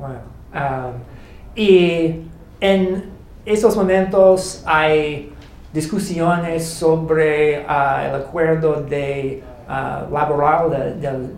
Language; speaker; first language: Spanish; non-native, fluent; English